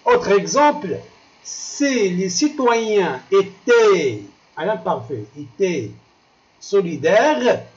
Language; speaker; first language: French; non-native, local second language; Arabic